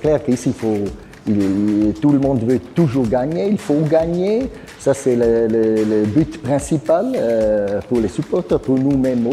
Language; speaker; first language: French; non-native, fluent; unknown